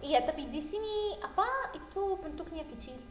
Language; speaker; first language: Indonesian; non-native, learner; Arabic